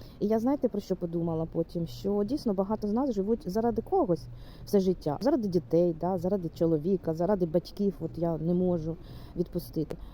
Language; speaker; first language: Ukrainian; non-native, local second language; Russian